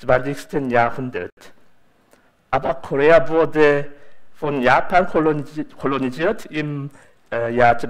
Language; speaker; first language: German; non-native, fluent; Korean